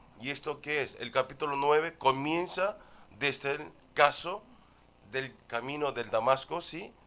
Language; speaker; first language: Spanish; non-native, fluent; Korean